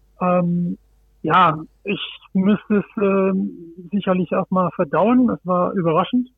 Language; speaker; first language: German; non-native, fluent; Spanish